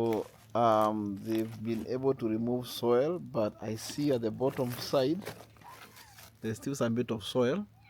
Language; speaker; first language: English; non-native, local second language; Swahili